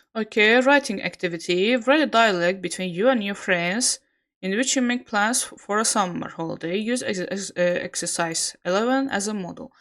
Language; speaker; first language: English; non-native, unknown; Azerbaijani